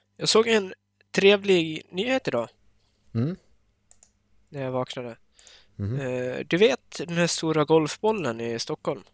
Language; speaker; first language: Swedish; native; Swedish